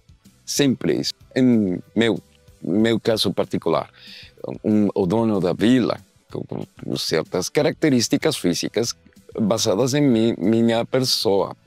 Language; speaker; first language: Portuguese; non-native, learner; Spanish